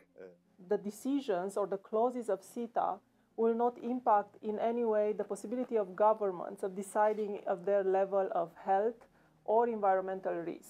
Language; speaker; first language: English; non-native, fluent; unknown